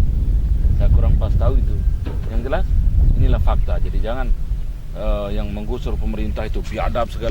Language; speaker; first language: Indonesian; non-native, local second language; Sasak